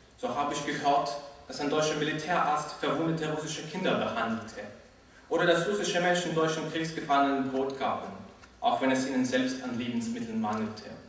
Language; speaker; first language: German; non-native, fluent; Russian